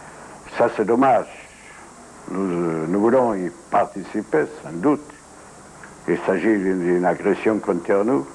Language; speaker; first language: French; non-native, fluent; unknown